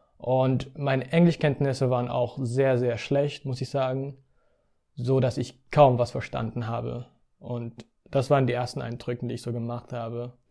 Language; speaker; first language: German; early bilingual, other home language; Tigrinya